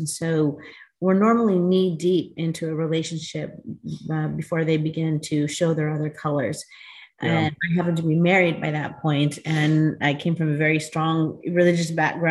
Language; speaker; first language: English; native; English